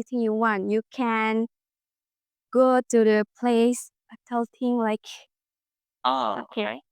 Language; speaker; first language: English; non-native, learner; Indonesian